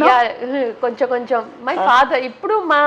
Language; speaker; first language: Telugu; non-native, local second language; Tamil